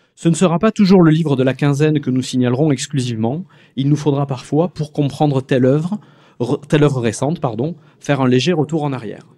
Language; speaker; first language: French; native; French